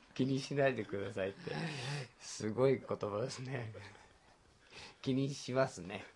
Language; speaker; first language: Japanese; non-native, fluent; English